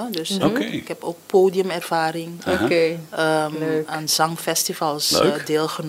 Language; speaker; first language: Dutch; non-native, local second language; Papiamento